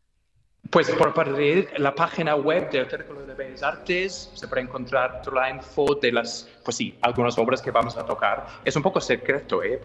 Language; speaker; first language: Spanish; non-native, fluent; English